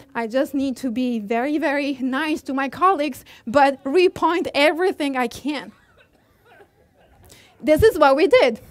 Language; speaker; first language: English; non-native, fluent; Italian